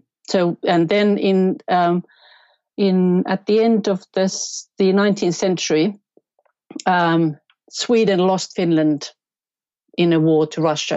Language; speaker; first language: English; non-native, fluent; Finnish